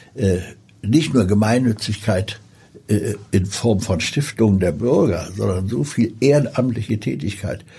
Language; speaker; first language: German; early bilingual, other home language; Polish